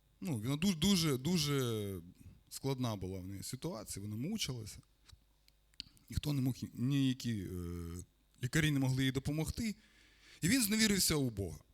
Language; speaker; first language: Ukrainian; non-native, local second language; Russian